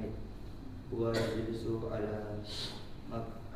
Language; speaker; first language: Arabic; non-native, learner; Indonesian